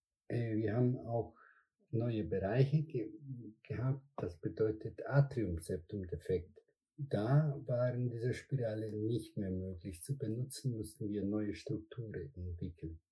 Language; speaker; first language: German; non-native, fluent; Spanish